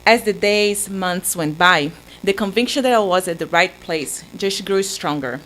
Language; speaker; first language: English; non-native, fluent; Portuguese